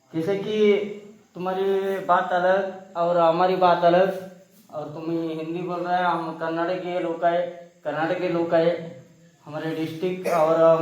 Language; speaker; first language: Hindi; non-native, local second language; Kannada